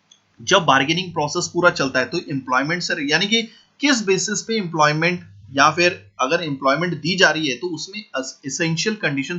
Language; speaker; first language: Hindi; native; Hindi